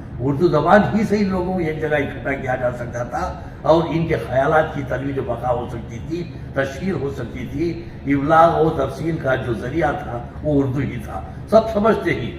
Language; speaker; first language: Urdu; native; Urdu